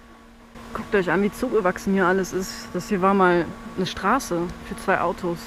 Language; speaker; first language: German; native; German